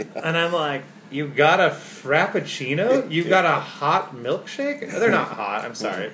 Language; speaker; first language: English; native; English